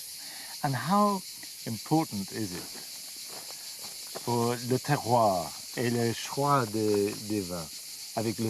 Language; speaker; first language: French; non-native, learner; English